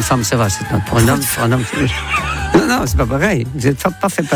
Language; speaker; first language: French; non-native, fluent; Dutch